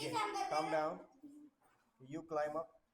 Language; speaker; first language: English; non-native, local second language; Hindi